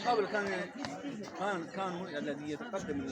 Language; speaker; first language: Arabic; native; Arabic